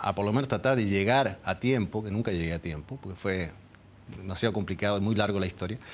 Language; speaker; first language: Spanish; early bilingual, other home language; Dutch